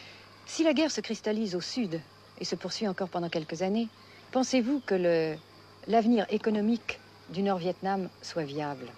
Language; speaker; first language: French; native; French